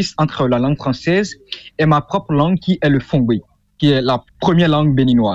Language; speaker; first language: French; non-native, local second language; Fon